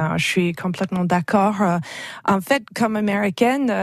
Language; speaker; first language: French; non-native, fluent; English